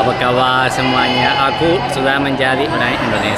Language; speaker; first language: Indonesian; non-native, learner; Spanish